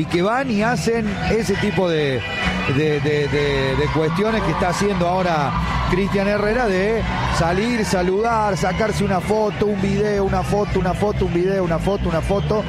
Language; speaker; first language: Spanish; native; Spanish